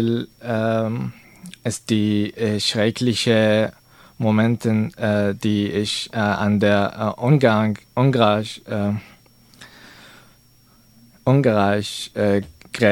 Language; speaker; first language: German; non-native, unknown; Arabic